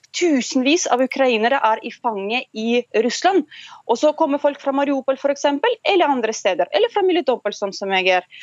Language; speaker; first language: Norwegian; non-native, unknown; Russian